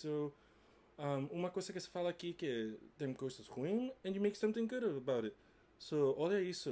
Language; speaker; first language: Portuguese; non-native, learner; English